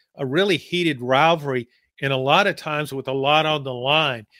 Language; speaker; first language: English; native; English